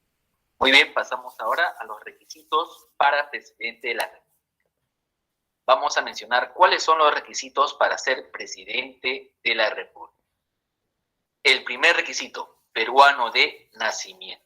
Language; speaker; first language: Spanish; native; Spanish